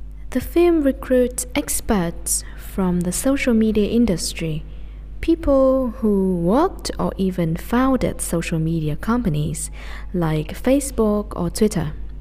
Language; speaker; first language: English; non-native, fluent; Vietnamese